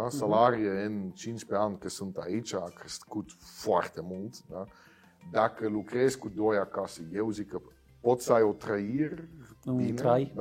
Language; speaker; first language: Romanian; non-native, learner; Dutch